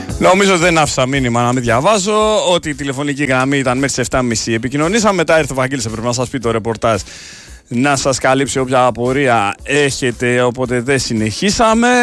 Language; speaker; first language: Greek; native; Greek